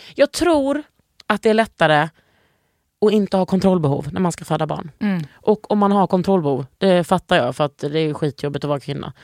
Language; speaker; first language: Swedish; native; Swedish